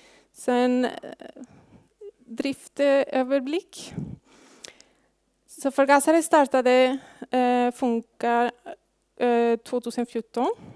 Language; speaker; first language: Swedish; non-native, fluent; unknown